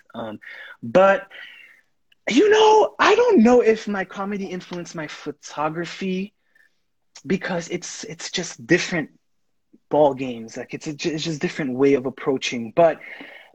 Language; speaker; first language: English; non-native, fluent; Haitian Creole